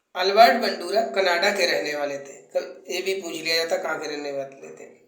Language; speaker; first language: Hindi; native; Hindi